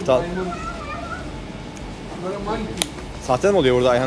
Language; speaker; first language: Turkish; native; Turkish